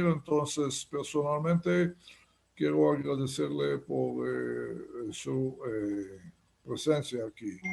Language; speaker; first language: Spanish; non-native, fluent; Hebrew